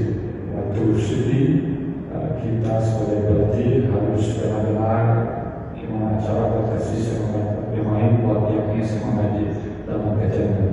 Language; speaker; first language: Indonesian; non-native, fluent; Portuguese